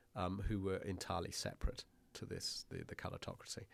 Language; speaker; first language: English; native; English